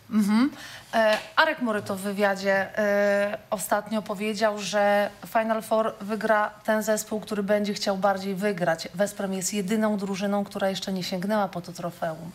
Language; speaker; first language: Polish; native; Polish